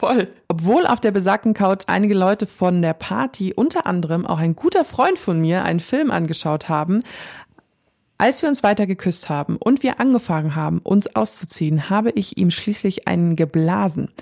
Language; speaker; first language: German; native; German